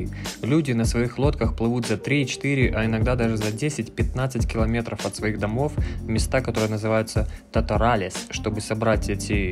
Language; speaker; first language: Russian; native; Russian